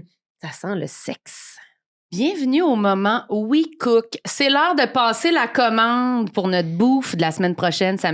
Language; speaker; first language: French; native; French